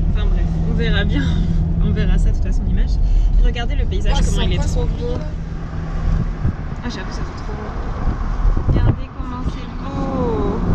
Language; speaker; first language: French; native; French